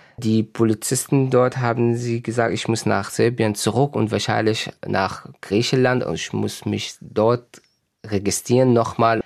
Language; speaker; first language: German; non-native, fluent; Arabic